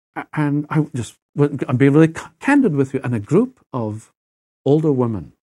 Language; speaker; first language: English; native; English